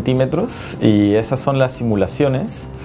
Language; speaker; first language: Spanish; native; Spanish